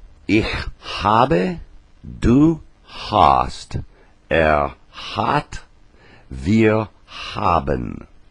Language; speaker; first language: German; non-native, learner; English